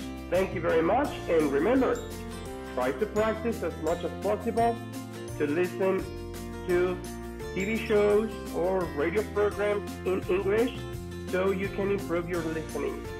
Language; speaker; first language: English; non-native, fluent; Spanish